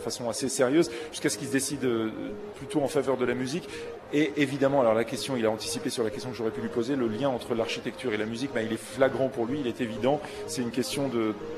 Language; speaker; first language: French; native; French